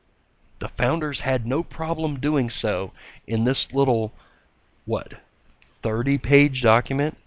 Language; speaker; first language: English; native; English